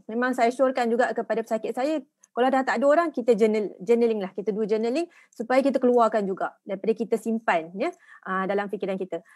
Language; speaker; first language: Malay; native; Malay